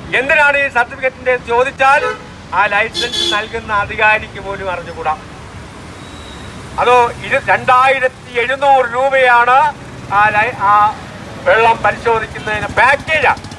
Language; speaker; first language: Malayalam; native; Malayalam